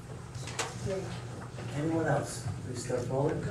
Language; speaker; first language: English; native; English